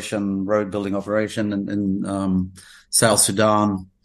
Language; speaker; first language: English; native; English